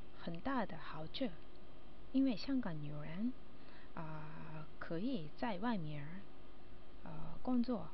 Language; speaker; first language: Chinese; non-native, learner; Japanese